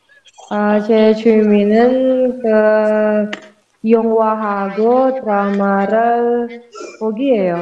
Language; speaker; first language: Korean; non-native, learner; Indonesian